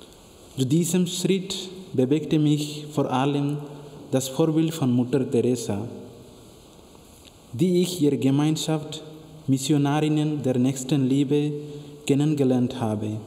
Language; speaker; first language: German; non-native, fluent; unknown